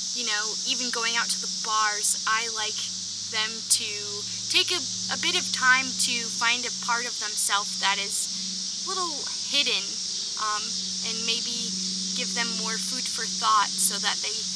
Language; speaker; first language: English; native; English